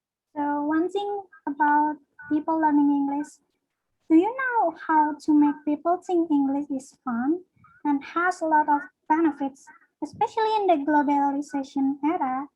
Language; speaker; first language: English; non-native, learner; Indonesian